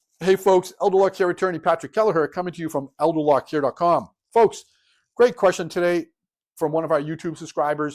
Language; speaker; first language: English; native; English